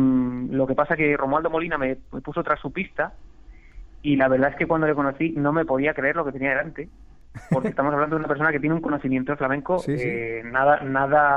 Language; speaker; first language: Spanish; native; Spanish